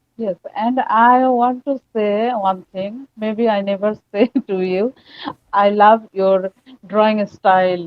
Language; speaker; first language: English; non-native, learner; Bangla